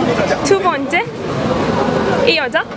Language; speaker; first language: Korean; non-native, learner; Turkish